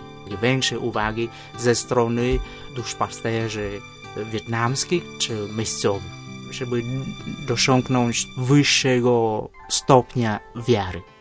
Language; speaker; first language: Polish; non-native, fluent; Vietnamese